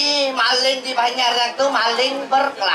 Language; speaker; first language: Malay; non-native, local second language; Balinese